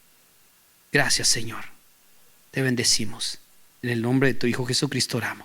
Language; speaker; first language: Spanish; native; Spanish